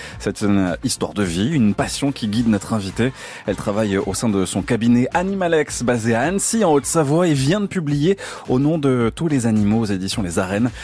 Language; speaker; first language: French; native; French